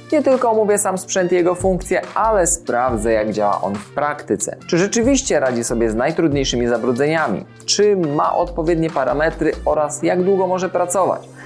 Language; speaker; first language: Polish; native; Polish